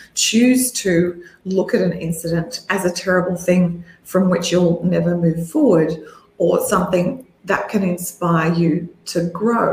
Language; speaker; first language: English; native; English